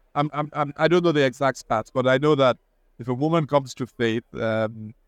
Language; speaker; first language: English; non-native, local second language; Igbo